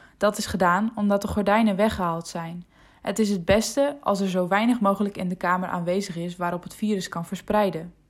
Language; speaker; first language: Dutch; non-native, local second language; Western Frisian